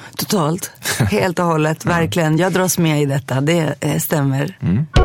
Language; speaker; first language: Swedish; early bilingual, other home language; Greek